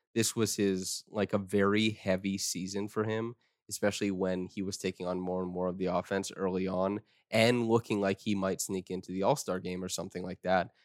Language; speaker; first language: English; native; English